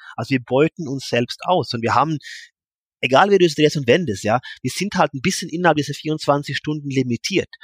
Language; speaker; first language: German; non-native, fluent; Norwegian